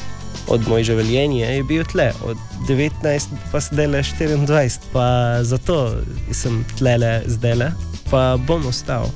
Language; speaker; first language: Slovenian; non-native, learner; Arabic